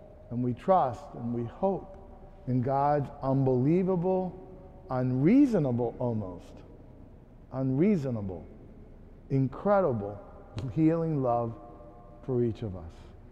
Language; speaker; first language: English; early bilingual, other home language; Spanish